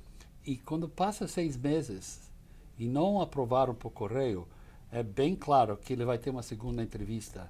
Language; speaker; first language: Portuguese; non-native, fluent; English